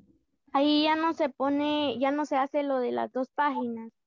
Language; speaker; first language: Spanish; native; Spanish